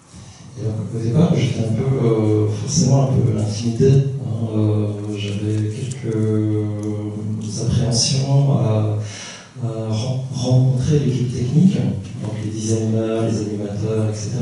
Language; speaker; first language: French; early bilingual, other home language; Korean